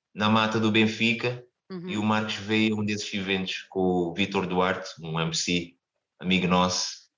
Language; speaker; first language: Portuguese; non-native, local second language; Kabuverdianu